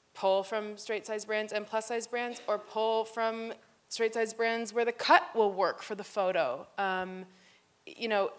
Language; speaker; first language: English; native; English